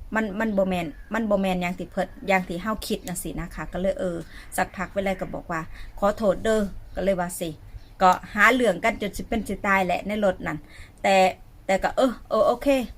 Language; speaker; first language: Thai; native; Thai